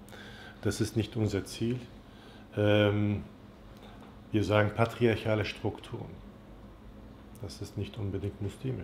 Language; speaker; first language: German; non-native, fluent; Turkish